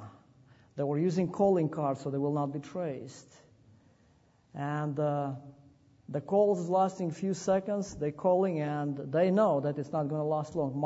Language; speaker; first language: English; non-native, fluent; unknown